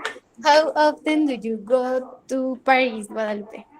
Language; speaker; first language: English; non-native, learner; Spanish